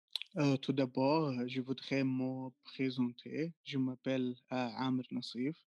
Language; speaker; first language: French; non-native, learner; Arabic